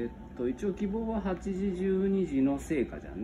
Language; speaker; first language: Japanese; native; Japanese